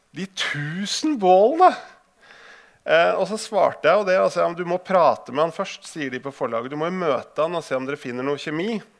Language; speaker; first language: Norwegian; native; Norwegian